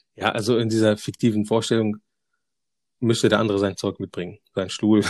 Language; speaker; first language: German; early bilingual, other home language; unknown